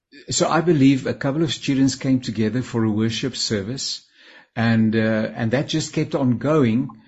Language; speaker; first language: English; non-native, local second language; Afrikaans